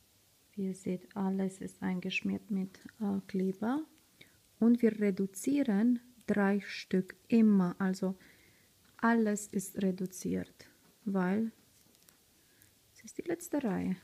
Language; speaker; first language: German; non-native, fluent; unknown